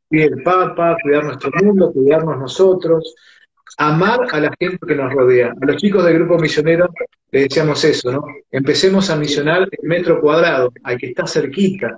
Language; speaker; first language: Spanish; native; Spanish